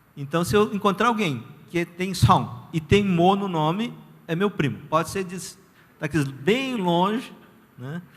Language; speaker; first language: Portuguese; early bilingual, other home language; Korean